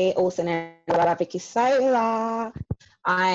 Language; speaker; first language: English; non-native, local second language; Yoruba